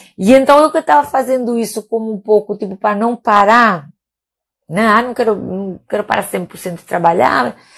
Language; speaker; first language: Portuguese; non-native, fluent; Spanish